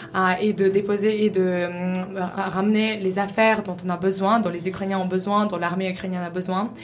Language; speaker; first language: French; non-native, fluent; Ukrainian